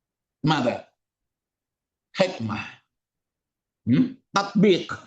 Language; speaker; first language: Arabic; non-native, fluent; Indonesian